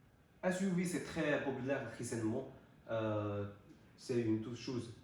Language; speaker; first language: French; non-native, learner; Chinese